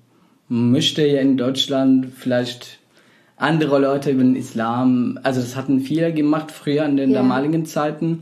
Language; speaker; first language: German; non-native, fluent; Arabic